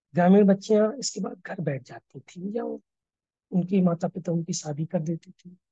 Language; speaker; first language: Hindi; native; Hindi